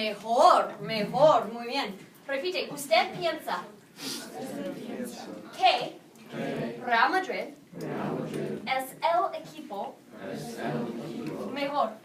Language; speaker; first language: Spanish; non-native, fluent; English